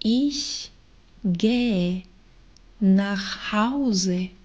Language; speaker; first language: German; non-native, fluent; Bulgarian